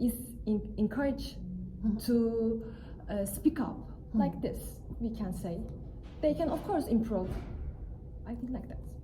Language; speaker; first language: English; non-native, fluent; Turkish